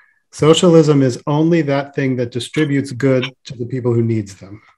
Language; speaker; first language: English; native; English